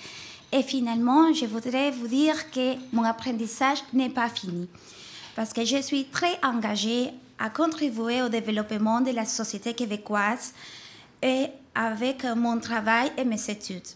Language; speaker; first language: French; non-native, fluent; Spanish